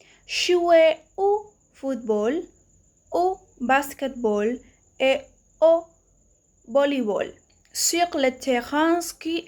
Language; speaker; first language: French; non-native, learner; Spanish